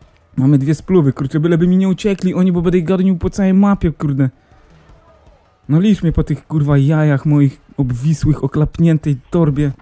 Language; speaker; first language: Polish; native; Polish